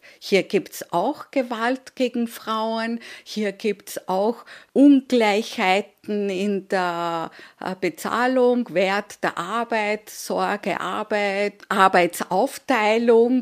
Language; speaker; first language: German; early bilingual, other home language; Spanish